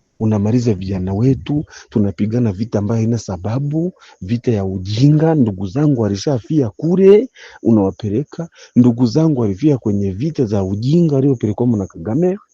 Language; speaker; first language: Swahili; non-native, local second language; Kinyarwanda